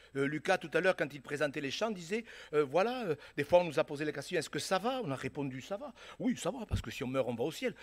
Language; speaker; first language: French; native; French